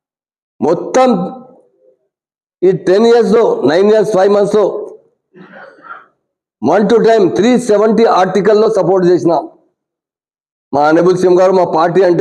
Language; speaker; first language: Telugu; non-native, local second language; Urdu